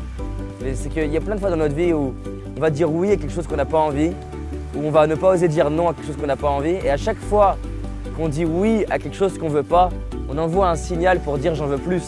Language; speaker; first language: French; native; French